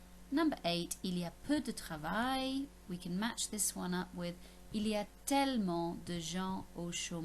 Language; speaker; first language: French; non-native, fluent; English